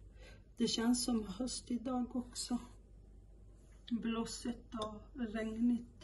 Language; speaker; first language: Swedish; non-native, local second language; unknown